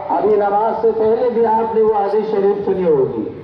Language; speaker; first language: Hindi; non-native, local second language; Bangla